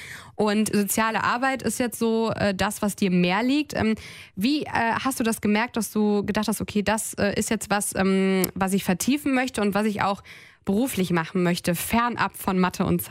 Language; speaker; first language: German; native; German